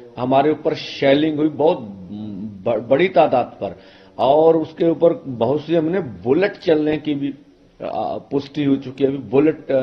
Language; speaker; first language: Hindi; non-native, local second language; Punjabi